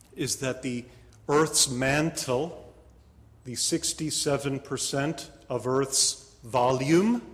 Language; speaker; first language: English; native; English